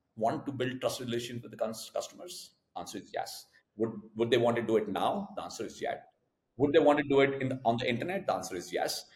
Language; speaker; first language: English; non-native, local second language; Hindi